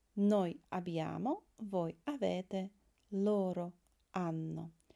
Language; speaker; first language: Italian; non-native, fluent; Slovak